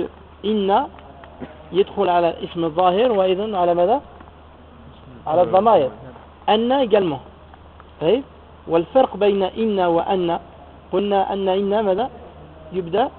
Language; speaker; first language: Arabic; non-native, fluent; French